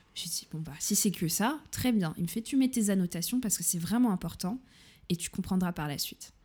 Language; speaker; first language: French; native; French